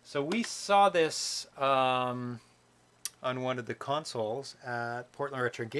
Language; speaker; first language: English; native; English